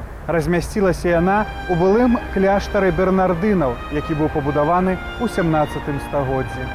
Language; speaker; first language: Belarusian; native; Belarusian